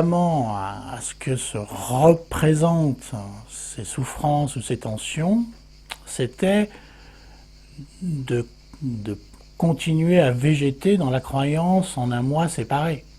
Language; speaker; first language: French; native; French